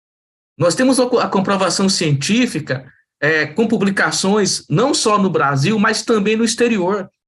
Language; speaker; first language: Portuguese; native; Portuguese